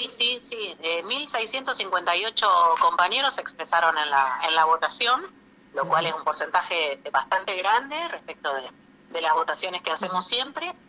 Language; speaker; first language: Spanish; native; Spanish